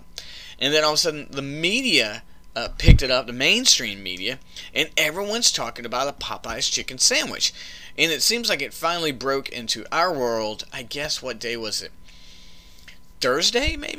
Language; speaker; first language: English; native; English